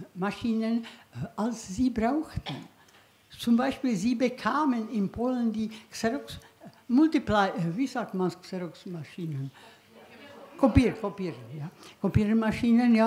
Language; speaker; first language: German; non-native, learner; Czech